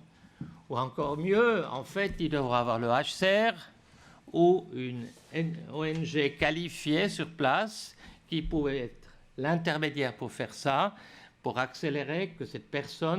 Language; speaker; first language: French; native; French